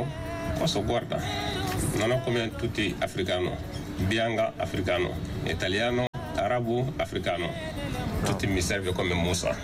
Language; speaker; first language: Italian; non-native, learner; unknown